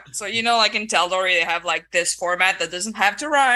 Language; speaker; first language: English; non-native, fluent; French